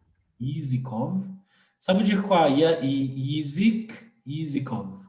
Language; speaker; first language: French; non-native, fluent; Portuguese